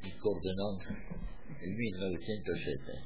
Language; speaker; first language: Italian; non-native, local second language; Friulian